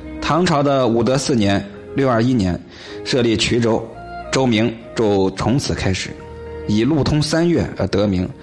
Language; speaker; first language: Chinese; native; Chinese